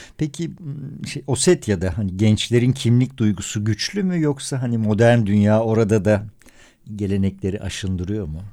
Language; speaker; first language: Turkish; native; Turkish